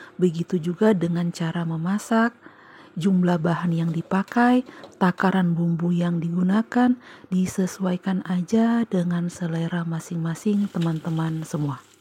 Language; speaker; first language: Indonesian; native; Indonesian